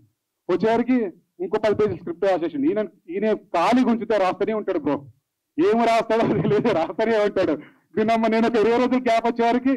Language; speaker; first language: Telugu; native; Telugu